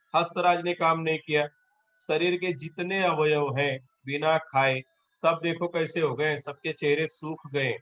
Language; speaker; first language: Hindi; non-native, local second language; Marathi